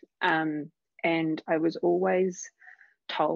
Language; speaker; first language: English; native; English